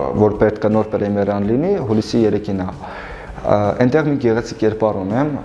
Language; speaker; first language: Armenian; non-native, local second language; Kurdish